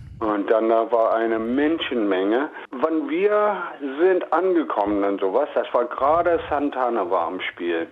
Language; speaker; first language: German; non-native, fluent; English